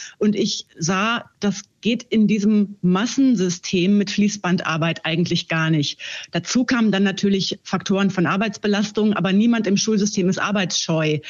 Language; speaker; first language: German; native; German